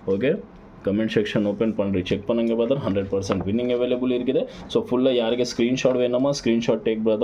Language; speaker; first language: Tamil; non-native, learner; Kannada